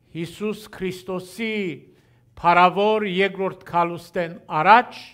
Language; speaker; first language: Armenian; early bilingual, heritage; Armenian